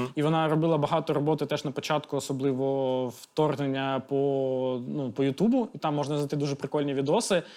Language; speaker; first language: Ukrainian; non-native, local second language; Russian